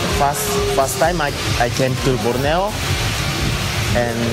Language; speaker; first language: English; non-native, learner; Japanese